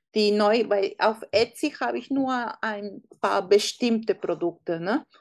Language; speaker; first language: German; non-native, fluent; Spanish